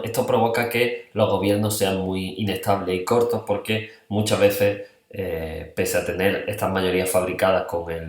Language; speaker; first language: Spanish; native; Spanish